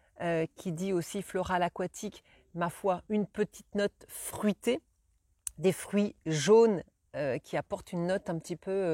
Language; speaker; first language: French; native; French